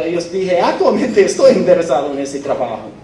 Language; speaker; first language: Spanish; non-native, fluent; English